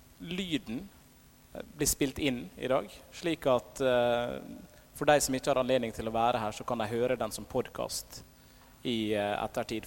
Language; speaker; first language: Norwegian; native; Norwegian